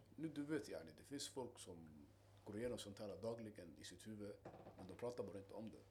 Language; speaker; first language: Swedish; early bilingual, other home language; Arabic